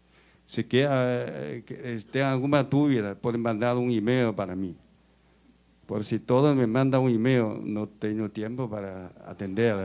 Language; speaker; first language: Portuguese; non-native, learner; Chinese